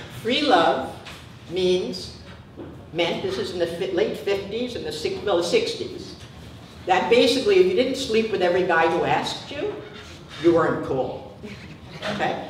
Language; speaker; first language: English; native; English